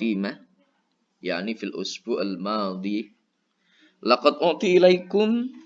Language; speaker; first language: Arabic; non-native, fluent; Indonesian